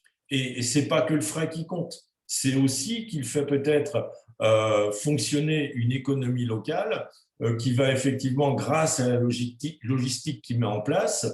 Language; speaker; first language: French; native; French